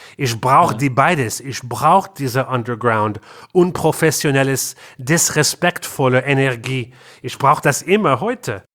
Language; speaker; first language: German; non-native, learner; English